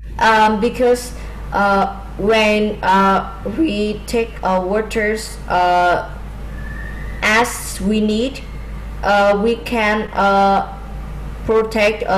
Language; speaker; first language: English; non-native, learner; Vietnamese